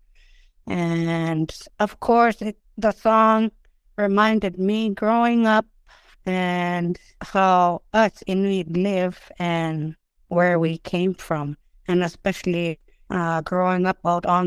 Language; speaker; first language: English; non-native, fluent; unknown